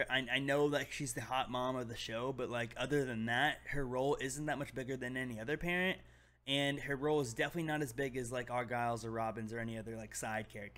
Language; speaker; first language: English; native; English